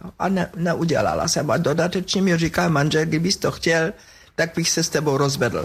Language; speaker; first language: Czech; non-native, fluent; German